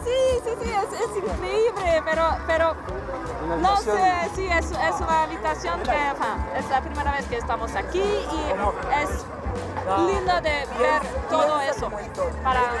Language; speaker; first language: Spanish; non-native, learner; French